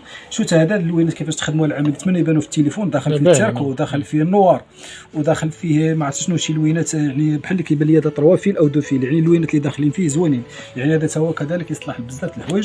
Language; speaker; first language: Arabic; native; Arabic